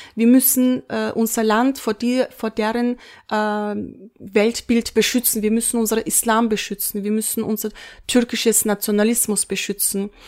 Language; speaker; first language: German; early bilingual, other home language; Turkish